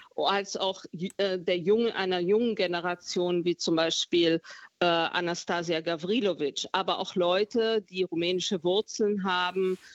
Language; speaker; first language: German; early bilingual, other home language; Romanian